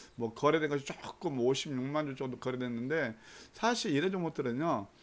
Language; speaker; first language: Korean; native; Korean